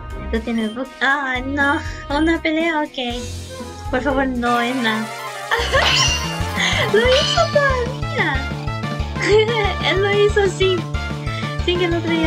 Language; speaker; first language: Spanish; early bilingual, heritage; Spanish